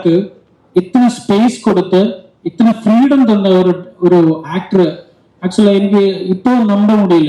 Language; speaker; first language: Tamil; non-native, learner; Malayalam